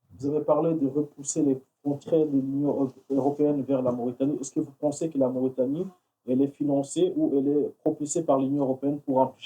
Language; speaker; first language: French; non-native, local second language; Wolof